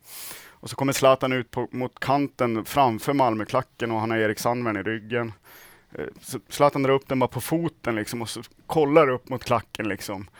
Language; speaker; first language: Swedish; native; Swedish